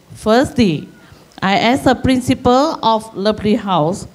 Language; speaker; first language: English; non-native, local second language; Chinese